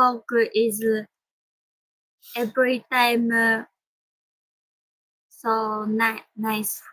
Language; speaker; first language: English; non-native, learner; Japanese